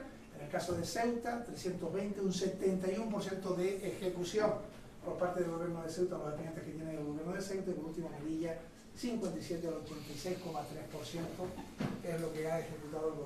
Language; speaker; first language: Spanish; native; Spanish